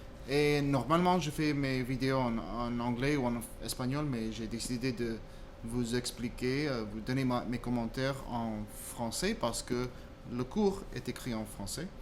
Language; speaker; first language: French; non-native, fluent; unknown